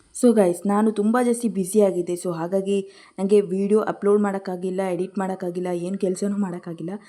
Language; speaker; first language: Kannada; non-native, local second language; Marathi